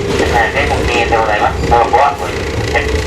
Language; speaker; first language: Japanese; native; Japanese